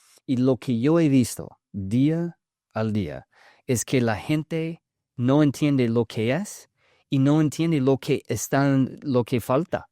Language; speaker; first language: Spanish; early bilingual, heritage; English